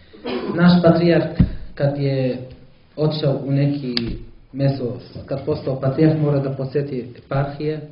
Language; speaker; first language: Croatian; non-native, learner; Arabic